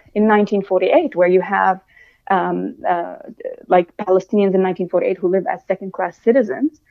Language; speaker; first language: English; non-native, fluent; Arabic